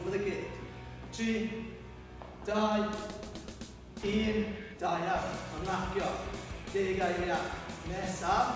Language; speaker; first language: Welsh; non-native, local second language; English